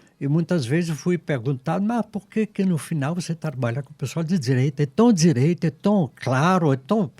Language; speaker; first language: Portuguese; non-native, fluent; French